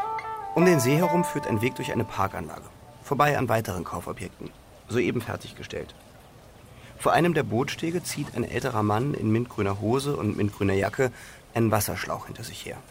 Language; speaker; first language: German; native; German